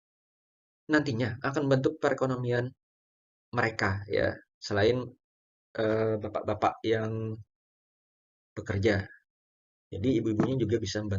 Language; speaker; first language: Indonesian; native; Indonesian